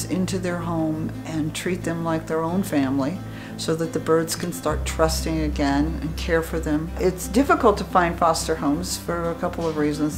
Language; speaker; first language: English; native; English